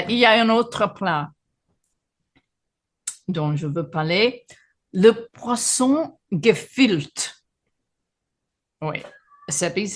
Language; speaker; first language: French; non-native, fluent; English